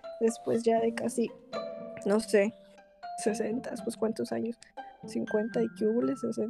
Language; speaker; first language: Spanish; native; Spanish